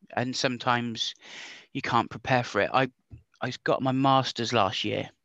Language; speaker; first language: English; native; English